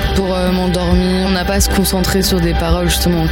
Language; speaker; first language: French; native; French